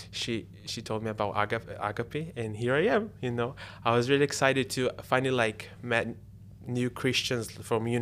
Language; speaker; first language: English; non-native, learner; Portuguese